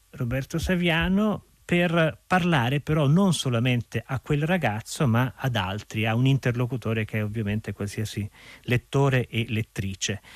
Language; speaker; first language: Italian; native; Italian